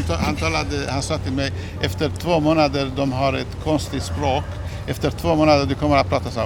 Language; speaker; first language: Swedish; non-native, fluent; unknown